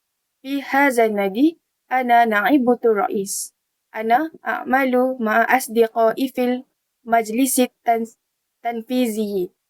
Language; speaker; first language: Arabic; non-native, learner; Malay